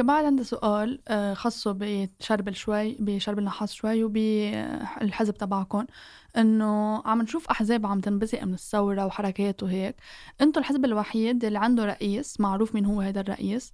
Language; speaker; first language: Arabic; native; Arabic